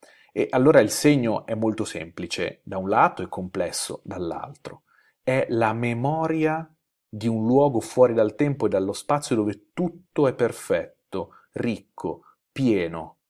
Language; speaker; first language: Italian; native; Italian